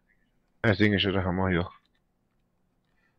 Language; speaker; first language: German; native; German